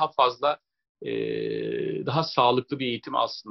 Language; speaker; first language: Turkish; native; Turkish